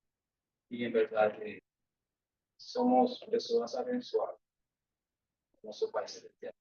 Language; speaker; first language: Portuguese; non-native, learner; Spanish